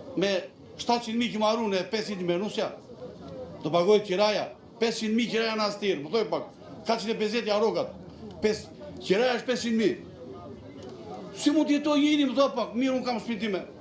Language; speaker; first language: Albanian; native; Albanian